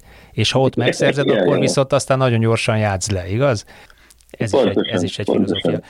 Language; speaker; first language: Hungarian; native; Hungarian